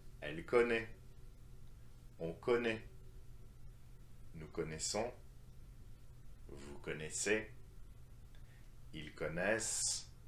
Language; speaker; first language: French; non-native, fluent; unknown